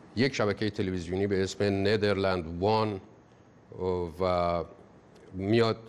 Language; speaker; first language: Persian; native; Persian